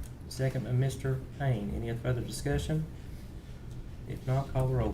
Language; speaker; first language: English; native; English